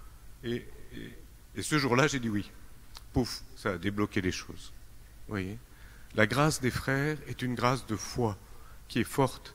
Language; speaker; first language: French; native; French